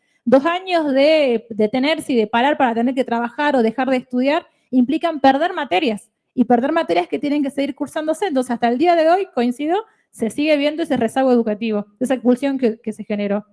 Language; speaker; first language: Spanish; native; Spanish